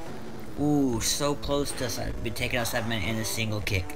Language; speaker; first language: English; native; English